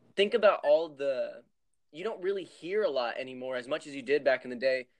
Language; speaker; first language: English; native; English